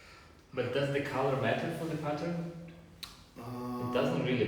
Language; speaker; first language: English; non-native, fluent; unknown